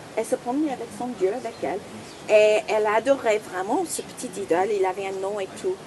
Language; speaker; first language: French; non-native, fluent; English